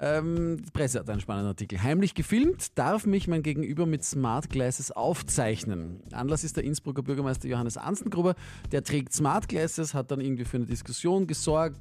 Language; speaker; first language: German; native; German